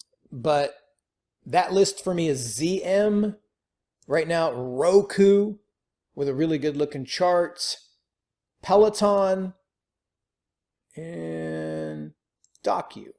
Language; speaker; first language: English; native; English